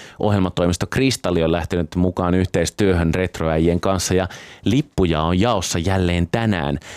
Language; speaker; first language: Finnish; native; Finnish